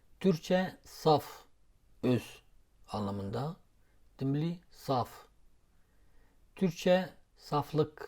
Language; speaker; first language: Turkish; non-native, local second language; Zaza